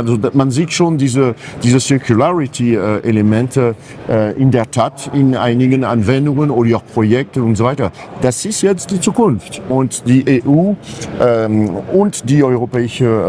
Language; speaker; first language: German; non-native, fluent; French